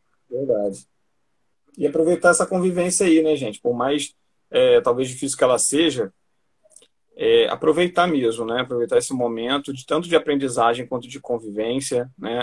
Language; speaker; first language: Portuguese; native; Portuguese